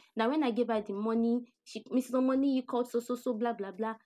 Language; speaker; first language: English; non-native, local second language; Yoruba